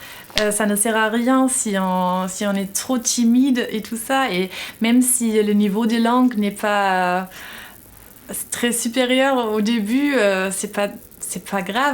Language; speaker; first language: French; non-native, fluent; German